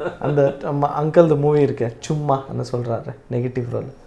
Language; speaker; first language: Tamil; non-native, learner; Kannada